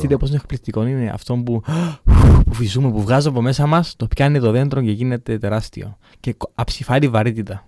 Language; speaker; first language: Greek; native; Greek